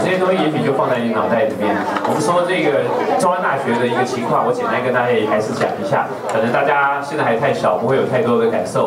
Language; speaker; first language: Chinese; native; Chinese